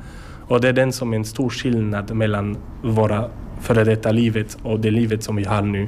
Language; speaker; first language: Swedish; non-native, learner; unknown